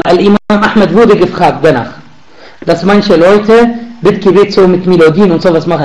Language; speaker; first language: German; non-native, learner; Arabic